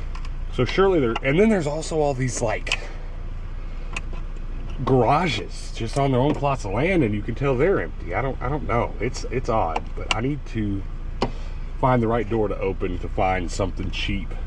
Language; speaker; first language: English; native; English